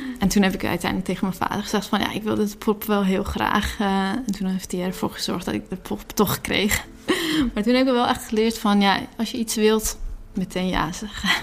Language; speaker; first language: Dutch; early bilingual, other home language; Persian